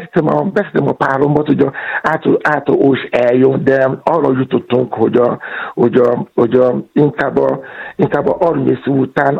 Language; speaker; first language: Hungarian; non-native, fluent; Yoruba